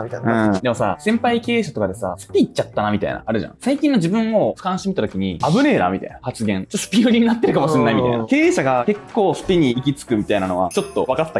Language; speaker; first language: Japanese; native; Japanese